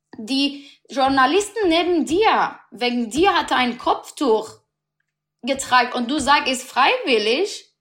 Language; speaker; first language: German; non-native, learner; Persian